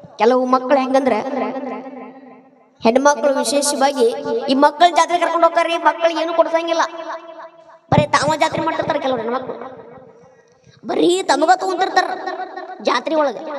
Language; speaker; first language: Kannada; native; Kannada